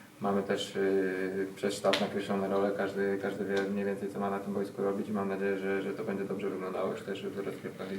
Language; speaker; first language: Polish; native; Polish